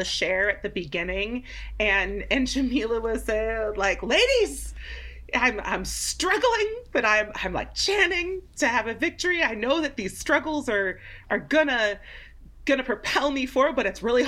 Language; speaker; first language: English; native; English